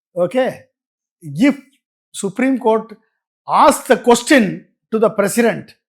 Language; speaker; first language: English; non-native, local second language; Tamil